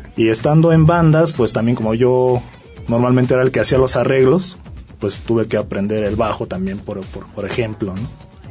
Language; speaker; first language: Spanish; early bilingual, other home language; Japanese